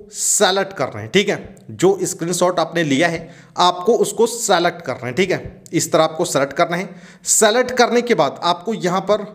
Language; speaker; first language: Hindi; native; Hindi